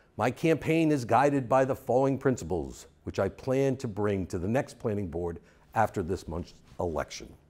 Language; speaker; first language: English; native; English